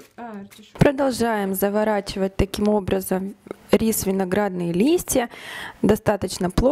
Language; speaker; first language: Russian; native; Russian